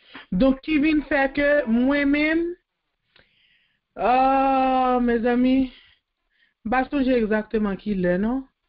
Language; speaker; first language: French; native; French